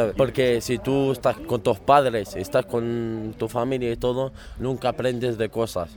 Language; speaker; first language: Spanish; early bilingual, other home language; Arabic